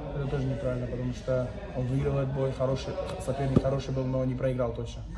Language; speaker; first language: Russian; non-native, local second language; Uzbek